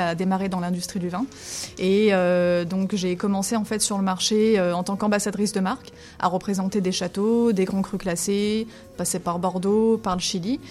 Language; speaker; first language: French; native; French